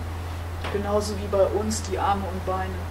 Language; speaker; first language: German; native; German